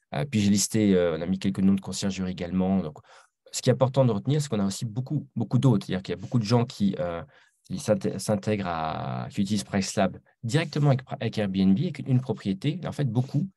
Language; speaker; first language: French; native; French